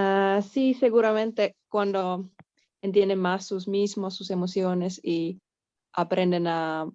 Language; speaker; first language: Spanish; non-native, fluent; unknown